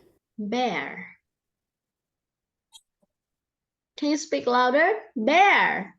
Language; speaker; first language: English; non-native, fluent; Vietnamese